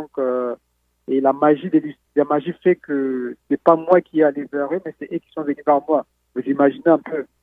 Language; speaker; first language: French; non-native, local second language; Lingala